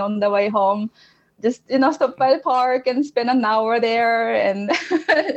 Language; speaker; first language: English; non-native, fluent; Japanese